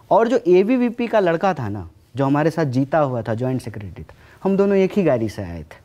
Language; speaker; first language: Hindi; native; Hindi